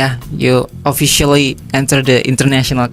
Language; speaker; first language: English; non-native, learner; Indonesian